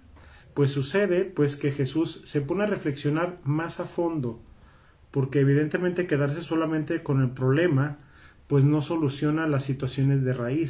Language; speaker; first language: Spanish; native; Spanish